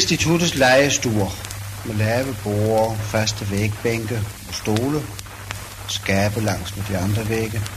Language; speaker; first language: Danish; native; Danish